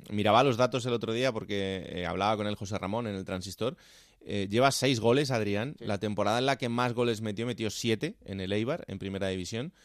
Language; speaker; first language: Spanish; native; Spanish